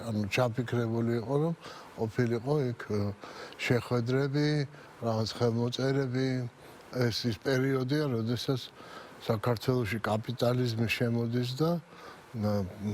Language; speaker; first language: Georgian; native; Georgian